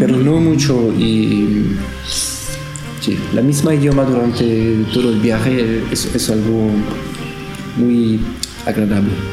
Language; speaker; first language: Spanish; non-native, learner; French